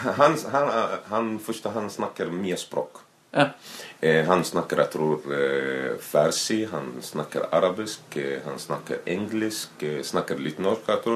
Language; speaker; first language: Norwegian; non-native, learner; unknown